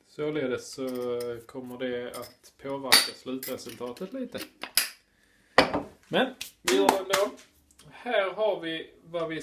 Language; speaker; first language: Swedish; native; Swedish